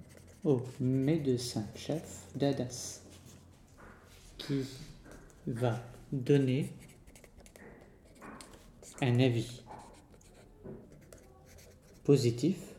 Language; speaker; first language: French; native; French